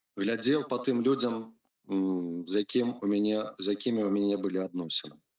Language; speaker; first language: Belarusian; non-native, local second language; Russian